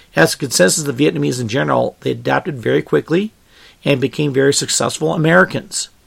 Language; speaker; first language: English; native; English